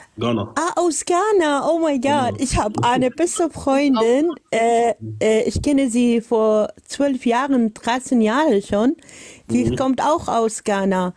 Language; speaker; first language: German; non-native, learner; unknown